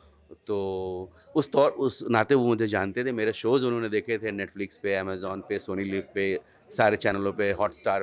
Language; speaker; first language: Hindi; native; Hindi